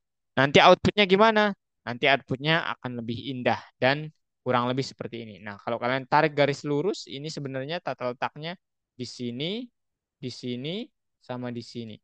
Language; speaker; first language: Indonesian; native; Indonesian